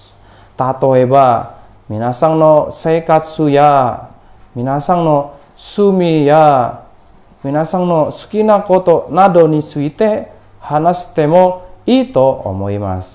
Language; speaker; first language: Japanese; non-native, fluent; Indonesian